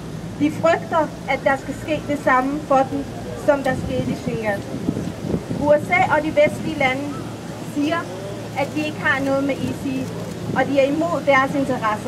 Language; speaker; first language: Danish; non-native, fluent; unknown